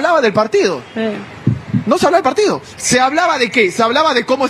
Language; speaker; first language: Spanish; native; Spanish